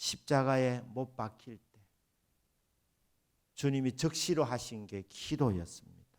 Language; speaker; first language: Korean; native; Korean